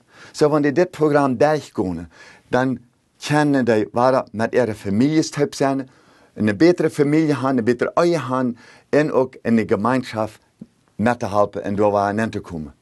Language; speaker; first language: German; early bilingual, heritage; Plautdietsch